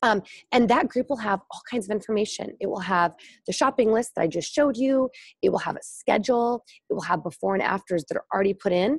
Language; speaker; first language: English; native; English